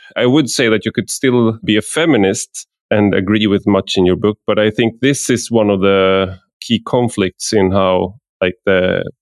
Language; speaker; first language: English; non-native, fluent; Swedish